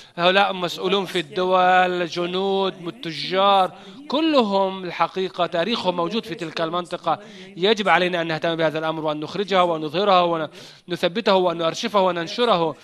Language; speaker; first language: Arabic; non-native, fluent; Turkish